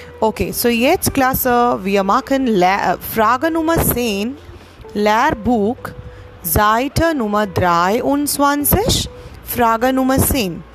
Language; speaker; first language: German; non-native, learner; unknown